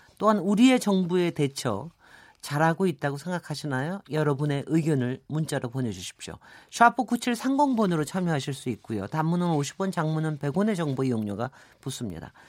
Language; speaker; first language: Korean; native; Korean